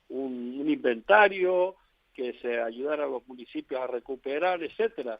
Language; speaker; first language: Spanish; native; Spanish